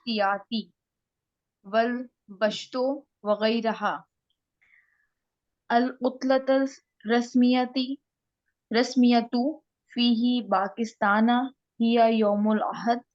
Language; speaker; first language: Arabic; non-native, learner; Urdu